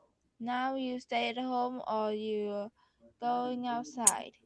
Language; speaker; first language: English; non-native, learner; Vietnamese